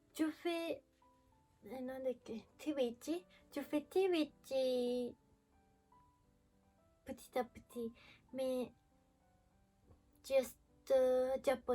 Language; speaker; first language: French; non-native, learner; Japanese